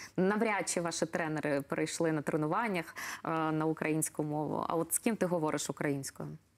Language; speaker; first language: Ukrainian; native; Ukrainian